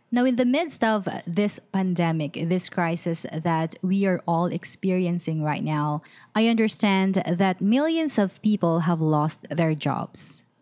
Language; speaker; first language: English; non-native, local second language; Filipino